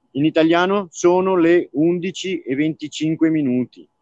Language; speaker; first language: Italian; native; Italian